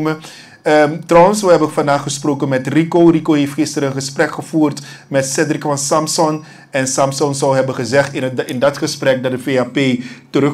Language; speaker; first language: Dutch; native; Dutch